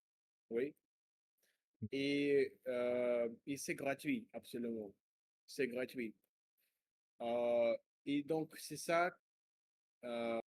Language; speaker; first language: French; non-native, learner; Russian